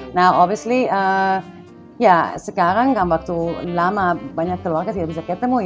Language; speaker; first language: Indonesian; non-native, fluent; Dutch